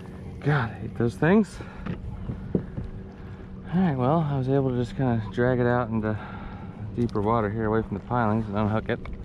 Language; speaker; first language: English; native; English